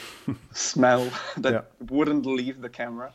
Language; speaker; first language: English; non-native, fluent; German